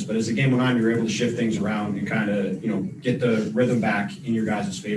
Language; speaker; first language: English; native; English